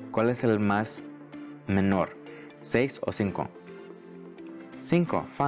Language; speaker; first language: Spanish; early bilingual, heritage; Spanish